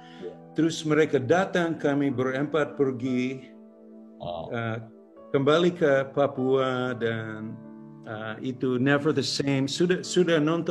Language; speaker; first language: Indonesian; non-native, local second language; English